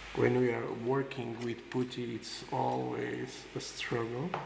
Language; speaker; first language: English; non-native, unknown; Portuguese